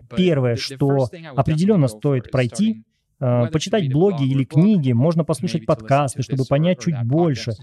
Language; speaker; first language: Russian; non-native, fluent; Spanish